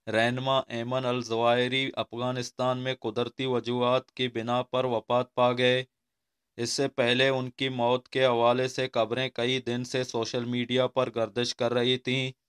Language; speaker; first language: Urdu; non-native, local second language; Baluchi